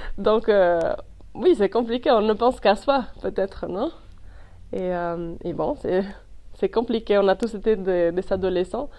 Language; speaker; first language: French; non-native, fluent; Spanish